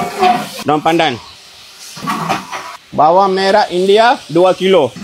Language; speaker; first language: Malay; native; Malay